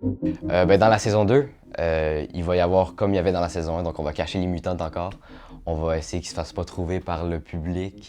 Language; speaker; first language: French; native; French